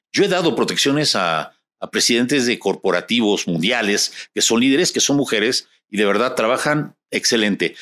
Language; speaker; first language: Spanish; native; Spanish